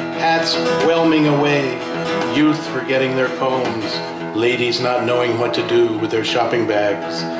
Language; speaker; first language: English; native; English